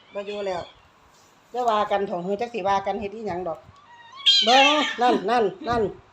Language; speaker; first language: Thai; native; Thai